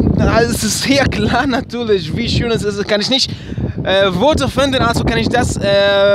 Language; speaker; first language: German; non-native, learner; Arabic